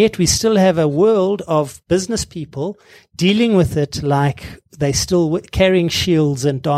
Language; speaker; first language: English; native; English